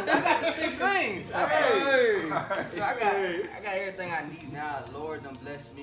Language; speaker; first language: English; non-native, fluent; Haitian Creole